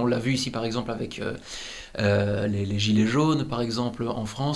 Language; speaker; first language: French; native; French